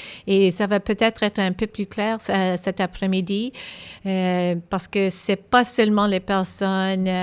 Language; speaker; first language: French; non-native, local second language; English